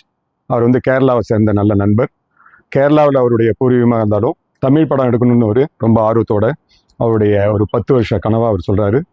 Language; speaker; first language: Tamil; native; Tamil